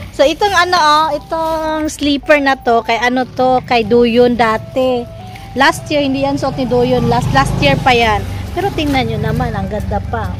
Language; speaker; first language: Filipino; non-native, local second language; Cebuano